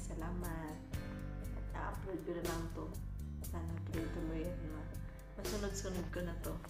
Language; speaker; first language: Filipino; non-native, local second language; Waray